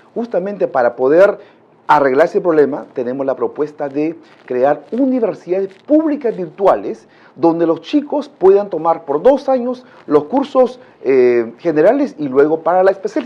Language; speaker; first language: Spanish; non-native, local second language; Shipibo-Conibo